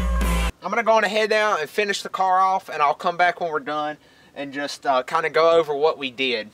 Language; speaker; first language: English; native; English